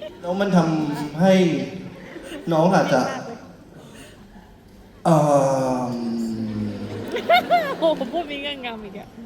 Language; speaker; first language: Thai; native; Thai